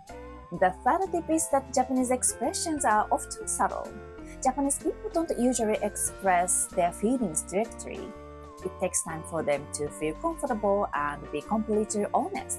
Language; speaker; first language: English; non-native, fluent; Japanese